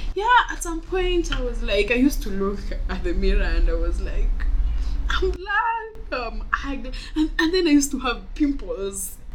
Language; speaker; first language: English; non-native, local second language; Luo (Kenya and Tanzania)